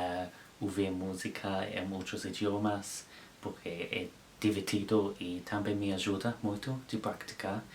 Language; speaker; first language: Portuguese; non-native, learner; English